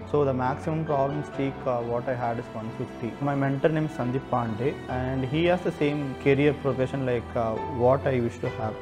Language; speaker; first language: English; non-native, local second language; Tamil